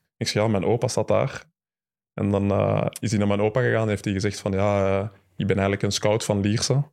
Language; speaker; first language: Dutch; early bilingual, other home language; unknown